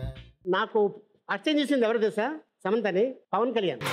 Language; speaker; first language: Telugu; native; Telugu